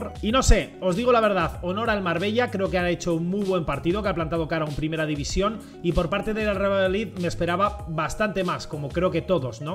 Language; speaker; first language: Spanish; native; Spanish